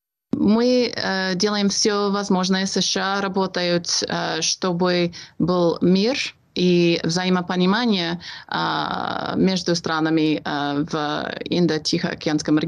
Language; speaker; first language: Russian; non-native, fluent; English